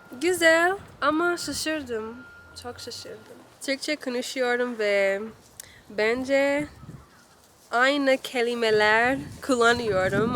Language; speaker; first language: Turkish; non-native, learner; English